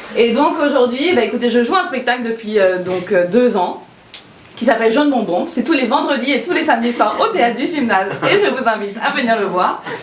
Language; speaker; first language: French; early bilingual, other home language; Korean